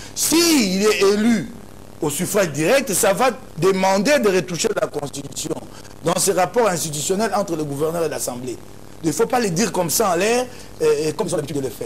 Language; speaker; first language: French; non-native, local second language; Lingala